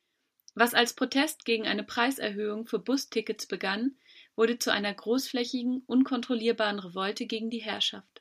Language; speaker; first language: German; native; German